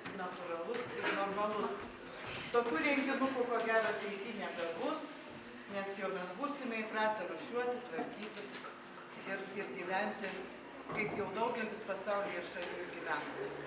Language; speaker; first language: Lithuanian; native; Lithuanian